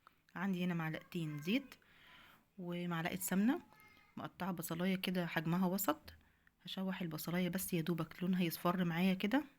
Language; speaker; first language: Arabic; native; Arabic